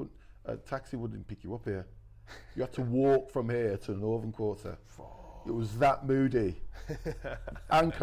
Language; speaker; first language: English; native; English